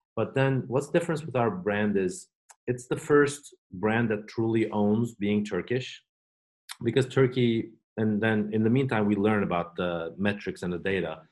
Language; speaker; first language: English; non-native, fluent; Turkish